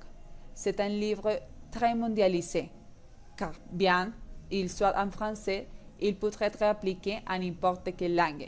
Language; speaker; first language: French; non-native, learner; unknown